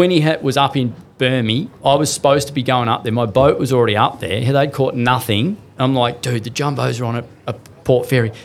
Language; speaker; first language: English; native; English